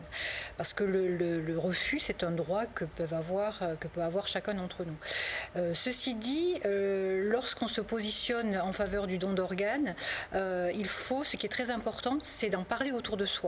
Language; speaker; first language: French; native; French